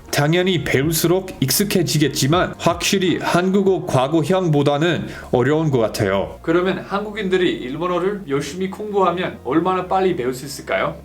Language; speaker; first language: Korean; non-native, fluent; English